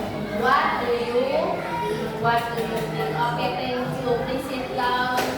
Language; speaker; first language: English; non-native, learner; Indonesian